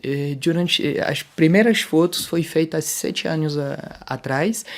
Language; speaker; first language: Portuguese; non-native, fluent; French